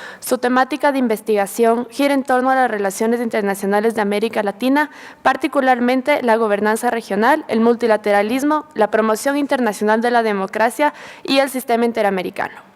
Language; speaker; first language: Spanish; native; Spanish